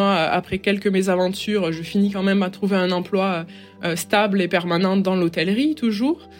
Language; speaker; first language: French; native; French